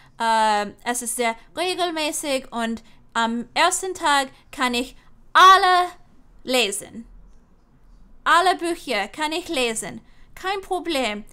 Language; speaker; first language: German; non-native, learner; English